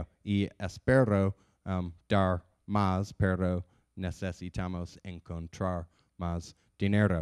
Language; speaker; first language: Spanish; non-native, learner; English